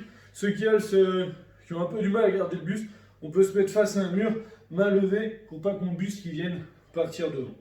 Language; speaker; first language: French; native; French